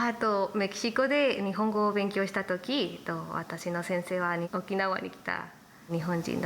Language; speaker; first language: Japanese; non-native, learner; Spanish